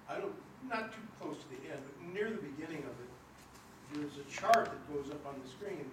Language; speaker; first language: English; native; English